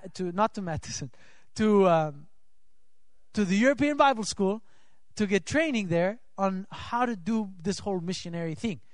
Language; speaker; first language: English; non-native, fluent; Swiss German